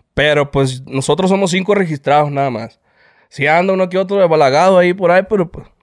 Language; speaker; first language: Spanish; native; Spanish